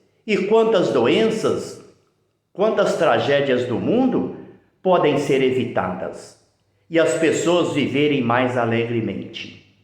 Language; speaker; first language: Portuguese; native; Portuguese